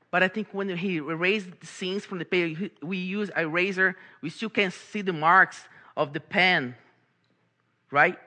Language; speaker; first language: English; non-native, fluent; Portuguese